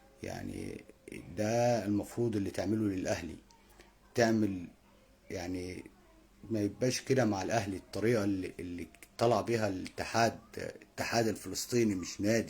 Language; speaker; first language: Arabic; native; Arabic